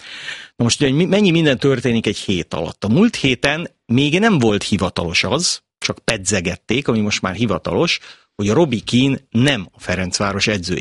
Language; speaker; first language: Hungarian; native; Hungarian